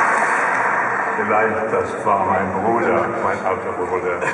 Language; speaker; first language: German; non-native, learner; English